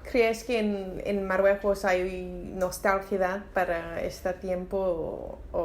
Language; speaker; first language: Spanish; non-native, learner; English